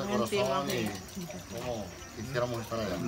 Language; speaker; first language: Spanish; native; Spanish